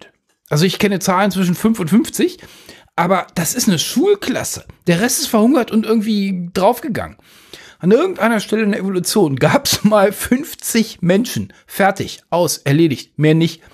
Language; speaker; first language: German; native; German